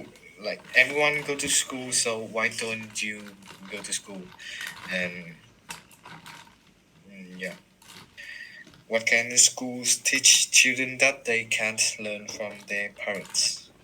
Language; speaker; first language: English; non-native, learner; Vietnamese